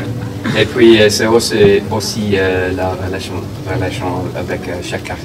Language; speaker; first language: French; non-native, learner; English